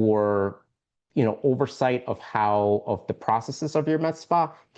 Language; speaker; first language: English; native; English